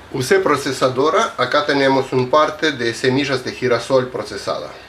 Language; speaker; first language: Spanish; non-native, fluent; Russian